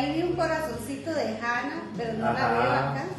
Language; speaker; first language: Spanish; native; Spanish